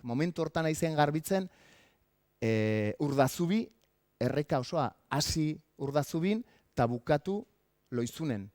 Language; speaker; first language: Basque; native; Basque